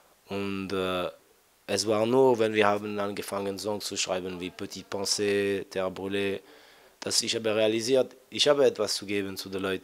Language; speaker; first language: German; non-native, fluent; French